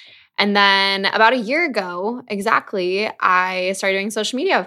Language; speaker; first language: English; native; English